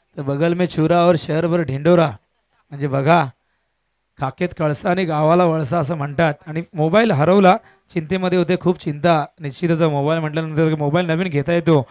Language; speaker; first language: Marathi; native; Marathi